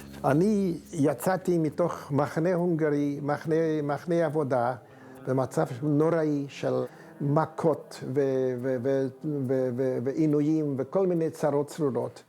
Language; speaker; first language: Hebrew; non-native, fluent; Hungarian